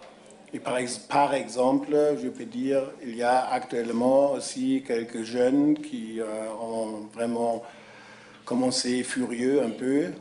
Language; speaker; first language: French; non-native, fluent; German